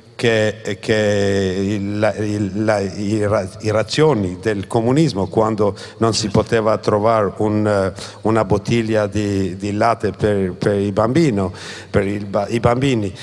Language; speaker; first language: Italian; non-native, fluent; Albanian